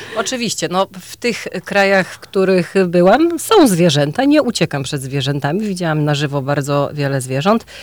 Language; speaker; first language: Polish; native; Polish